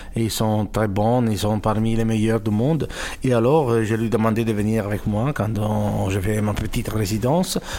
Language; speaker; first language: French; non-native, fluent; Italian